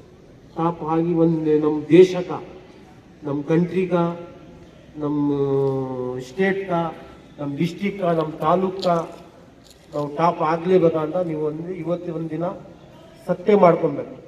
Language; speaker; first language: Kannada; non-native, local second language; Urdu